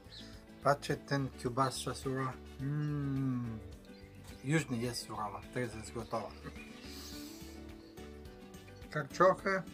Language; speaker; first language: Polish; non-native, learner; Italian